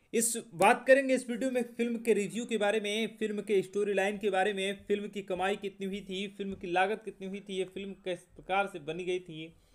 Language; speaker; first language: Hindi; native; Hindi